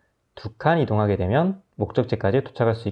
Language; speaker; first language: Korean; native; Korean